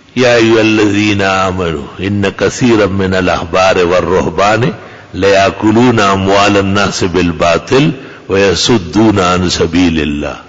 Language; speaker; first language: Urdu; non-native, local second language; Pashto